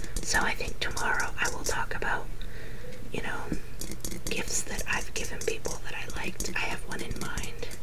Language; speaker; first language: English; native; English